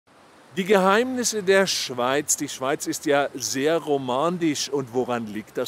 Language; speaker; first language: German; native; German